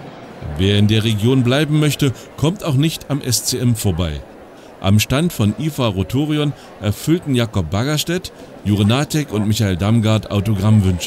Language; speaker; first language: German; native; German